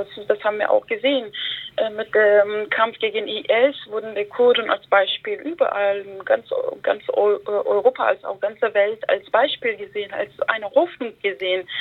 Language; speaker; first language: German; early bilingual, other home language; Kurdish